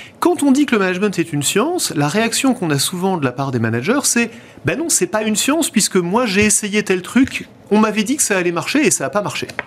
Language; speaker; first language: French; native; French